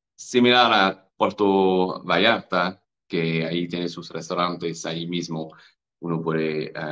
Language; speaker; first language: Spanish; non-native, fluent; English